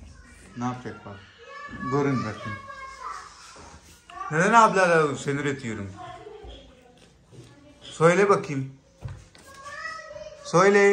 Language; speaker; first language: Turkish; non-native, learner; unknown